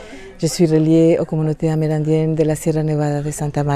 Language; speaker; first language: French; non-native, fluent; Spanish